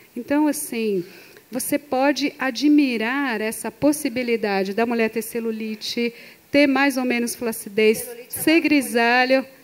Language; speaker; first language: Portuguese; native; Portuguese